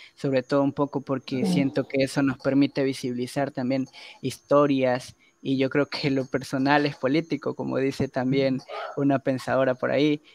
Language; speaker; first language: Spanish; native; Spanish